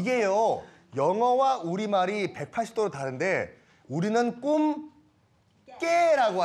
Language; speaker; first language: Korean; native; Korean